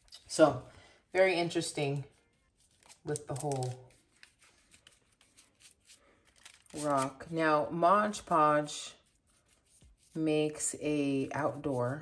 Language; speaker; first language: English; native; English